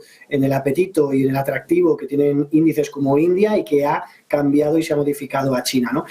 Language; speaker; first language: Spanish; native; Spanish